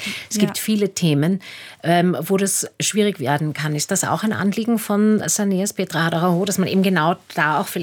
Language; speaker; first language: German; native; German